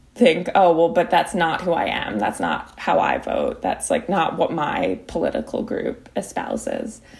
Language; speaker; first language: English; native; English